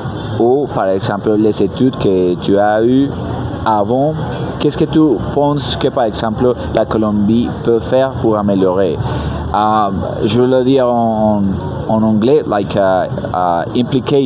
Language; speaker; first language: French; non-native, fluent; Spanish